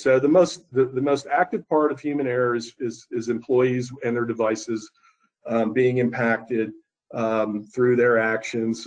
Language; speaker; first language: English; native; English